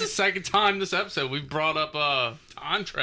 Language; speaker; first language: English; native; English